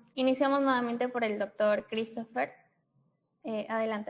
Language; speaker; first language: Spanish; native; Spanish